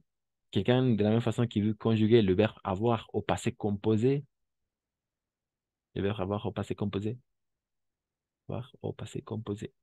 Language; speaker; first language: French; non-native, fluent; Spanish